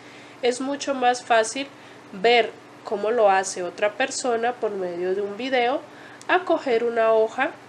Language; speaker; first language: Spanish; native; Spanish